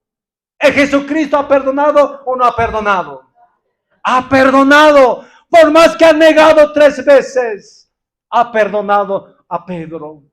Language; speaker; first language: Spanish; non-native, local second language; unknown